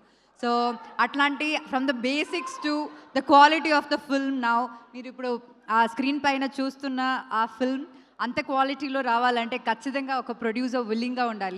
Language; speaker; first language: Telugu; non-native, local second language; Malayalam